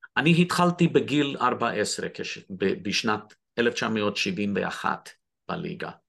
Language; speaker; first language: Hebrew; non-native, fluent; English